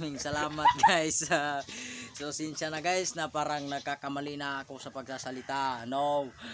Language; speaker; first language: Filipino; non-native, local second language; Cebuano